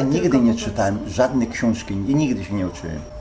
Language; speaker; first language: Polish; early bilingual, heritage; Polish